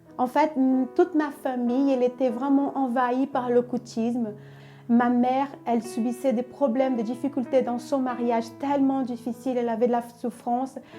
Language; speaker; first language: French; non-native, fluent; Portuguese